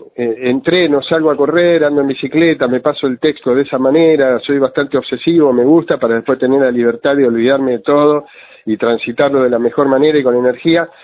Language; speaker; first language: Spanish; native; Spanish